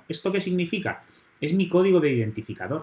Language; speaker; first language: Spanish; native; Spanish